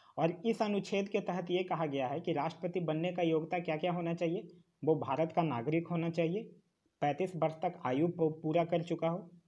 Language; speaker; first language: Hindi; native; Hindi